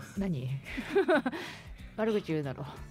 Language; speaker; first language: Japanese; native; Japanese